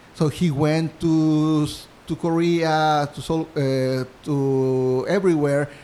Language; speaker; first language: English; non-native, fluent; Spanish